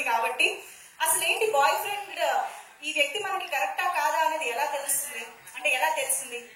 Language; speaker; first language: Telugu; native; Telugu